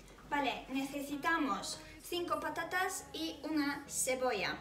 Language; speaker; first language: Spanish; non-native, fluent; Turkish